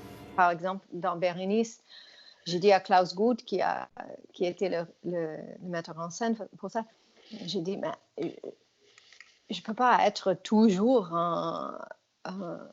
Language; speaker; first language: French; non-native, fluent; English